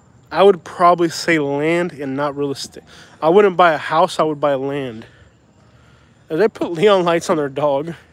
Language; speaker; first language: English; early bilingual, other home language; Spanish